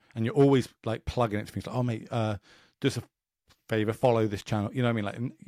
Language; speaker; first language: English; native; English